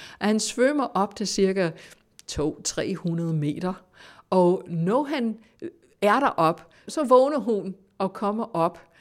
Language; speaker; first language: Danish; non-native, fluent; English